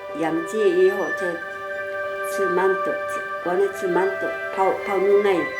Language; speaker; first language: Chinese; non-native, local second language; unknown